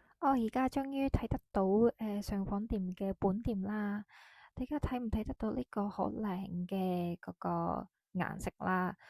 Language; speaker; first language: Cantonese; non-native, fluent; Japanese